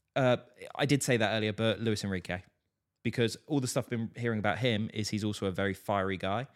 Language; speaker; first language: English; native; English